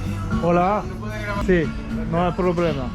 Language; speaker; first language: Spanish; non-native, learner; French